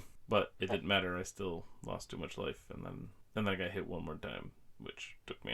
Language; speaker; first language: English; native; English